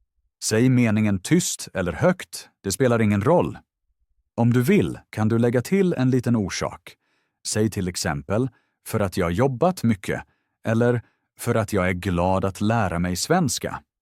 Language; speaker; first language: Swedish; non-native, fluent; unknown